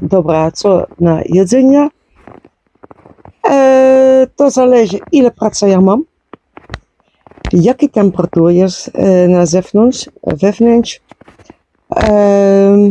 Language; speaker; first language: Polish; non-native, learner; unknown